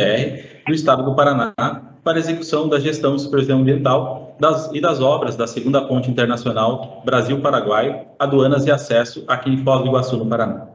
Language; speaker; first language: Portuguese; native; Portuguese